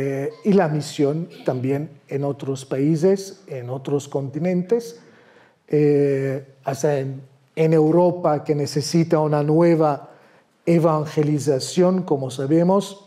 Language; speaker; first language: Spanish; non-native, fluent; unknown